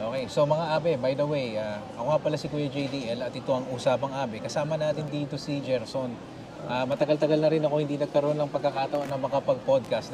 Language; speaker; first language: Filipino; non-native, local second language; Pampanga